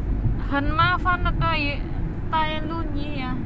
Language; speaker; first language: Chinese; non-native, learner; Indonesian